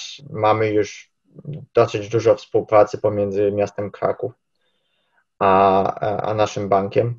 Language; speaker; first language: Polish; early bilingual, heritage; Polish